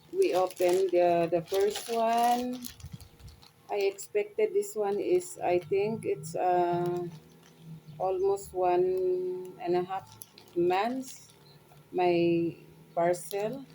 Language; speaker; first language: English; non-native, local second language; Filipino